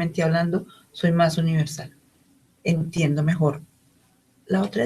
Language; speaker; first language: Spanish; native; Spanish